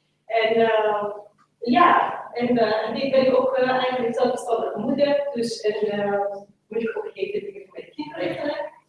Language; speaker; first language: Dutch; non-native, local second language; Persian